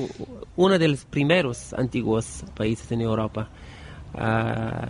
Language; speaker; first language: Spanish; non-native, learner; Bulgarian